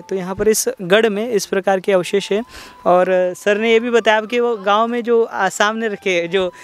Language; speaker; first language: Hindi; non-native, local second language; Marathi